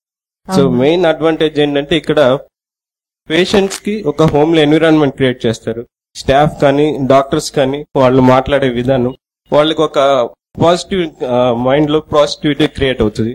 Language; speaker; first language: Telugu; native; Telugu